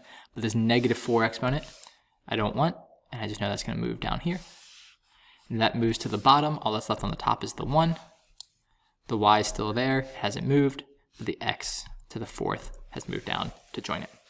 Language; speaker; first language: English; native; English